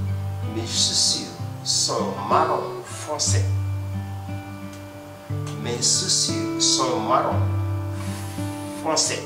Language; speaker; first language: French; non-native, fluent; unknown